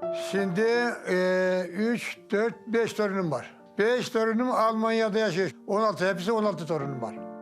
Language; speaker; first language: Turkish; native; Turkish